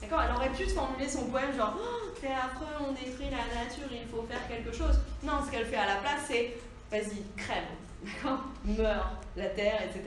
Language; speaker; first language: French; native; French